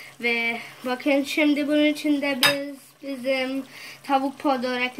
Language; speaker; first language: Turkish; non-native, learner; Urdu